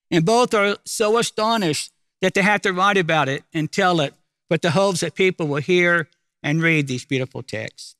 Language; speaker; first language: English; native; English